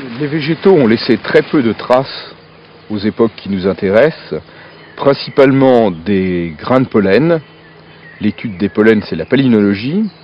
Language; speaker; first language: French; native; French